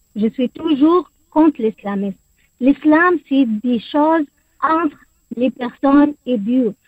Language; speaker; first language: French; non-native, learner; Arabic